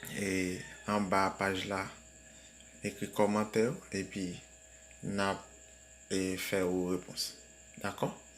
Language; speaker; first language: French; non-native, learner; Haitian Creole